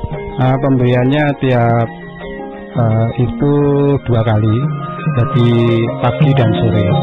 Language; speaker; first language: Indonesian; non-native, local second language; Javanese